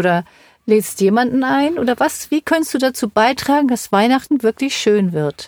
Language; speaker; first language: German; native; German